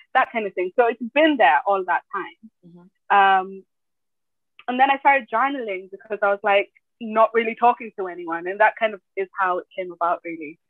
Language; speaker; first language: English; early bilingual, other home language; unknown